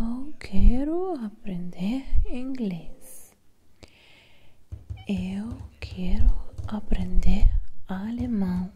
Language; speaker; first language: Portuguese; non-native, learner; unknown